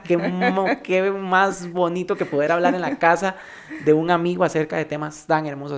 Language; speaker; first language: Spanish; native; Spanish